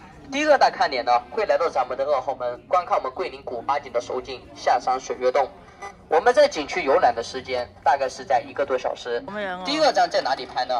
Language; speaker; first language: Chinese; native; Chinese